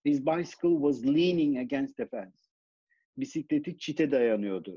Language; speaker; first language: English; non-native, fluent; Turkish